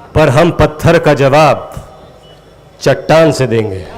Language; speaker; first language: Hindi; non-native, local second language; Marathi